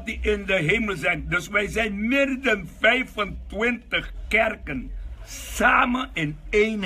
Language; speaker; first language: Dutch; non-native, local second language; Papiamento